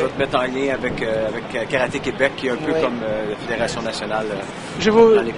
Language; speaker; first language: French; native; French